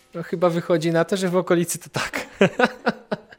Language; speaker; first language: Polish; native; Polish